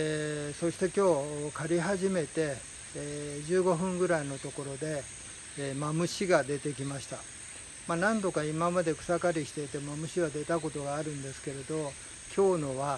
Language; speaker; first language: Japanese; native; Japanese